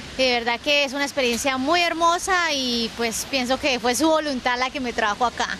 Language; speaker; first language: Spanish; native; Spanish